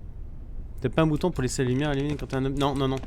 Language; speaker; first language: French; native; French